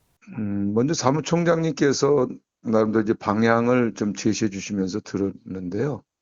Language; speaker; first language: Korean; native; Korean